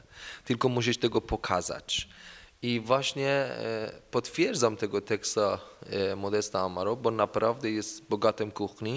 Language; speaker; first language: Polish; non-native, learner; Persian